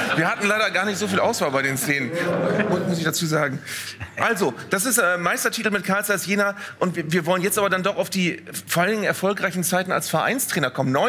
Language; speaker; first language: German; native; German